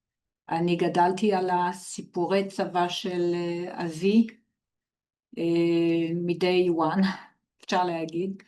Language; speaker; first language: Hebrew; non-native, fluent; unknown